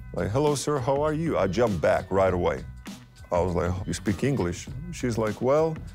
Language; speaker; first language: English; non-native, fluent; Lithuanian